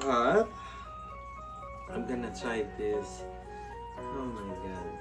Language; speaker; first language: English; non-native, local second language; Filipino